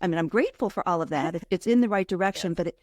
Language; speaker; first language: English; native; English